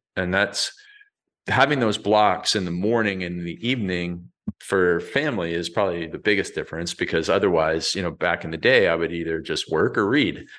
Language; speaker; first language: English; native; English